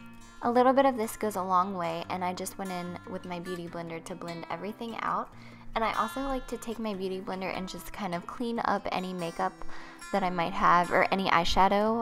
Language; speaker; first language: English; native; English